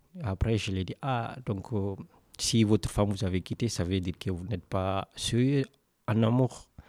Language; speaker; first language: French; non-native, local second language; Mandingo